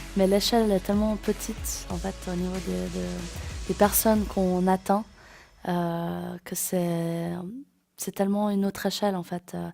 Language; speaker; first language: French; native; French